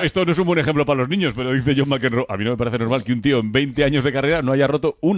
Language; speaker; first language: Spanish; native; Spanish